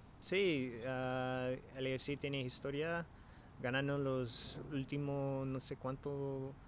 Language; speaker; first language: Spanish; early bilingual, heritage; English